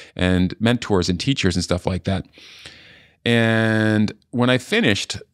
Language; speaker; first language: English; native; English